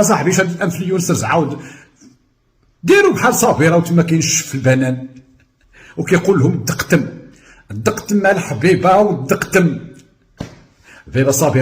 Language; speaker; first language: Arabic; native; Arabic